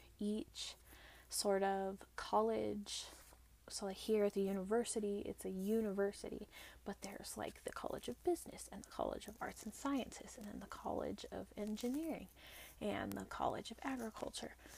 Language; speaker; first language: English; native; English